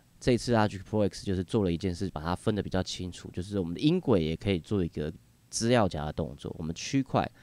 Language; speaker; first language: Chinese; native; Chinese